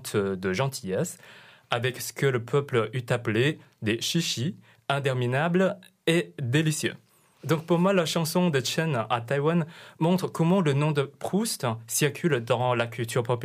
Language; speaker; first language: French; non-native, fluent; Chinese